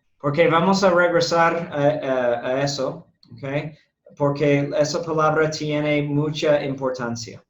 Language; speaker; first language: Spanish; non-native, fluent; English